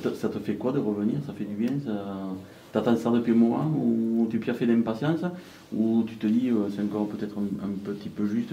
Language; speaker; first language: French; native; French